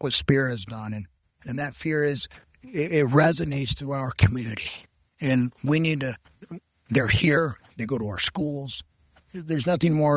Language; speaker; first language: English; non-native, local second language; Spanish